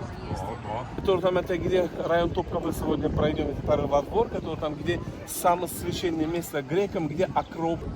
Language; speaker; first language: Russian; non-native, learner; Turkish